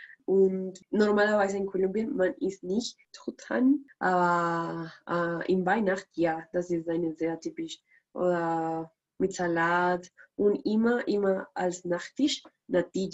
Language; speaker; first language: German; non-native, learner; Spanish